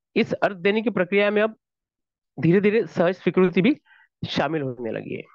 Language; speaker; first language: Hindi; non-native, local second language; Marathi